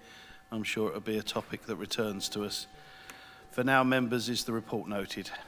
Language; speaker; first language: English; native; English